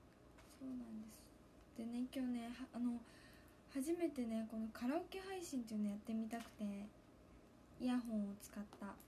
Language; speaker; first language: Japanese; native; Japanese